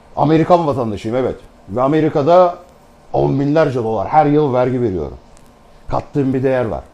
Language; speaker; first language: Turkish; native; Turkish